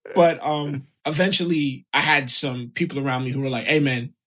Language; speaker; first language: English; native; English